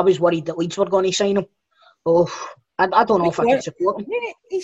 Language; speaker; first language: English; native; English